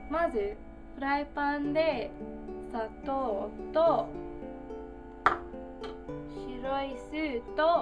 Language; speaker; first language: Japanese; non-native, learner; English